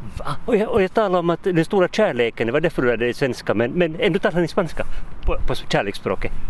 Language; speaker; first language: Swedish; native; Swedish